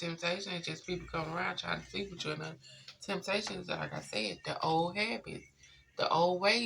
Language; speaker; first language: English; native; English